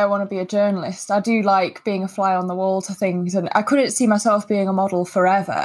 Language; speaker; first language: English; native; English